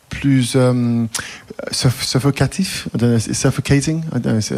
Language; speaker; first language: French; non-native, fluent; English